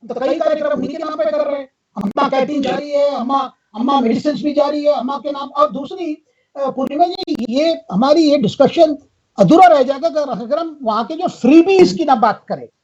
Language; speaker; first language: Hindi; non-native, local second language; Tamil